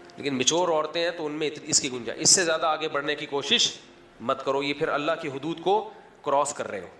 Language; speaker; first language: Urdu; native; Urdu